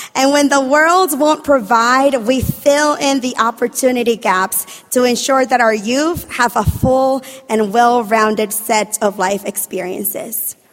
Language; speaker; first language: English; native; English